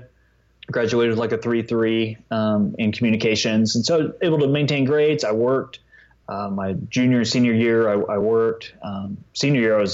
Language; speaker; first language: English; native; English